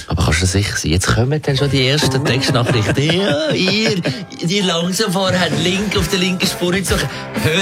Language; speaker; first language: German; native; German